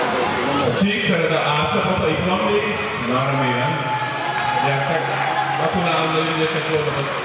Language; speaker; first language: Hungarian; native; Hungarian